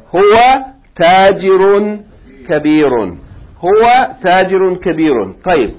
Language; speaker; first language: Arabic; non-native, fluent; English